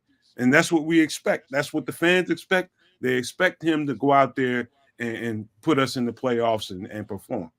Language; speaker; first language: English; native; English